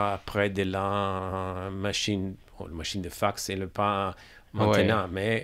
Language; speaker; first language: French; non-native, learner; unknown